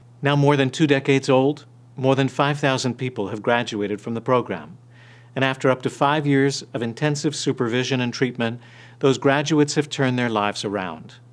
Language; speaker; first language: English; native; English